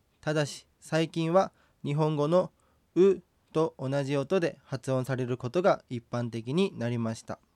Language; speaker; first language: Japanese; native; Japanese